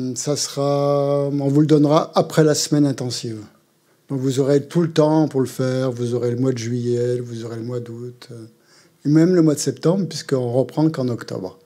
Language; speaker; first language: French; native; French